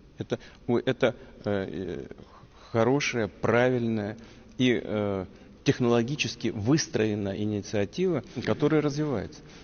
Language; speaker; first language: Russian; native; Russian